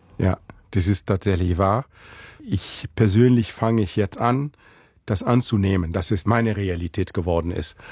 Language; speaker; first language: German; non-native, fluent; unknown